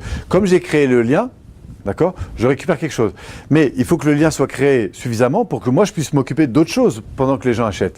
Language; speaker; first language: French; native; French